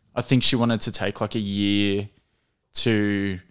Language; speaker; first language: English; native; English